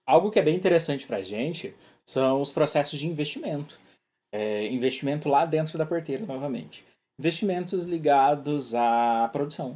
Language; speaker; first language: Portuguese; native; Portuguese